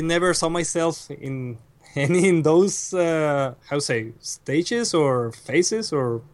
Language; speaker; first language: English; non-native, fluent; Spanish